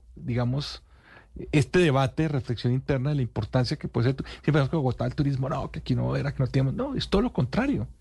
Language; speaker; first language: Spanish; native; Spanish